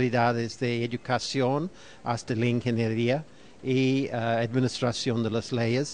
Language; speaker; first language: Spanish; non-native, fluent; English